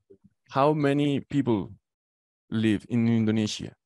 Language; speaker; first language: English; non-native, fluent; Spanish